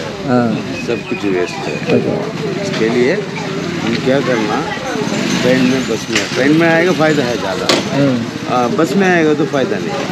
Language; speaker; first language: Hindi; non-native, local second language; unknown